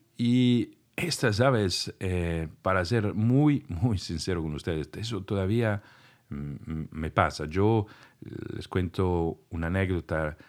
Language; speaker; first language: Spanish; non-native, fluent; Italian